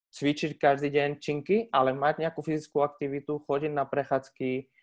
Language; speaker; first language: Slovak; non-native, fluent; Spanish